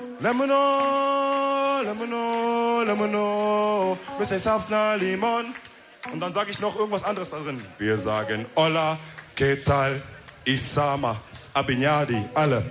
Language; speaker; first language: German; early bilingual, other home language; Wolof